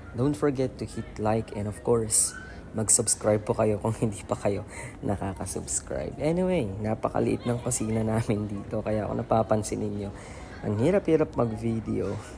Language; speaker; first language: Filipino; non-native, local second language; Iloko